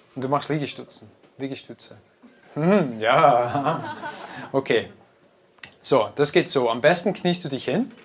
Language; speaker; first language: German; non-native, fluent; English